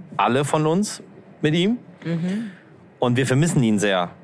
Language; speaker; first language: German; native; German